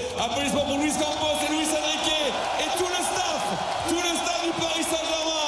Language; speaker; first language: French; native; French